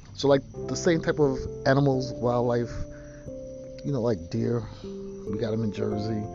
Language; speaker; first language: English; native; English